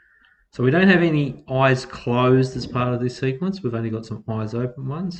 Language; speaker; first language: English; native; English